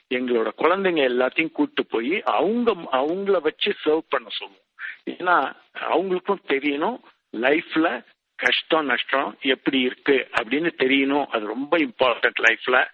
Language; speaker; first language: Tamil; native; Tamil